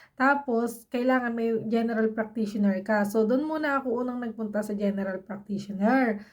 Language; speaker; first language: Filipino; native; Filipino